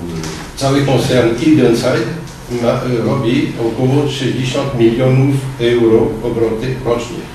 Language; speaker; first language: Polish; non-native, learner; French